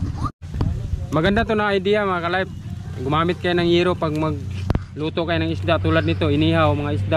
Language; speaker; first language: Filipino; non-native, local second language; Cebuano